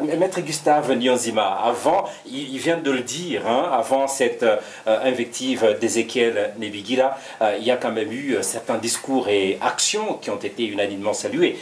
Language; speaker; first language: French; non-native, local second language; Rundi